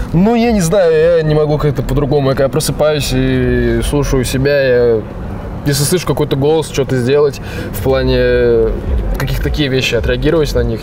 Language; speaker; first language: Russian; native; Russian